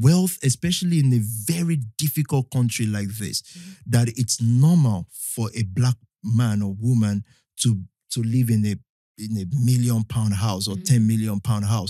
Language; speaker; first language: English; non-native, local second language; Yoruba